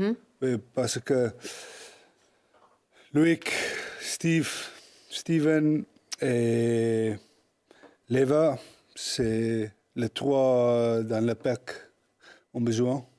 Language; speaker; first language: French; non-native, learner; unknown